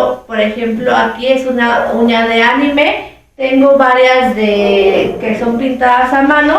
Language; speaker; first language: Spanish; native; Spanish